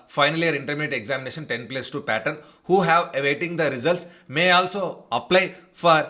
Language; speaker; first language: English; non-native, local second language; Telugu